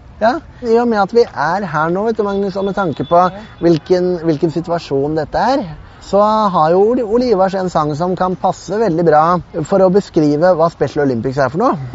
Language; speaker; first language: Norwegian; native; Norwegian